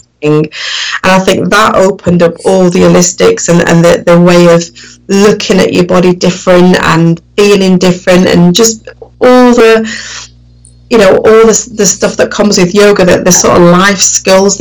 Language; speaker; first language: English; native; English